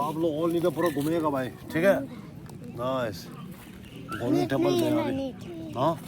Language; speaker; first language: Hindi; non-native, local second language; Tibetan